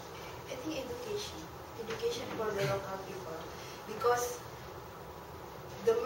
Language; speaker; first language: English; non-native, learner; Indonesian